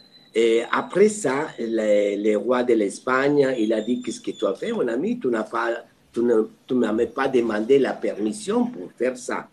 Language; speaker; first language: French; non-native, fluent; Spanish